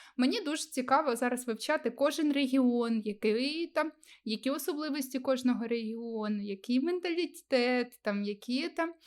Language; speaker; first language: Ukrainian; non-native, local second language; Russian